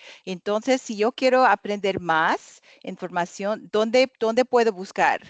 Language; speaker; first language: Spanish; non-native, learner; English